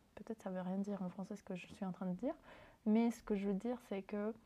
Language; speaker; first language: French; non-native, fluent; Spanish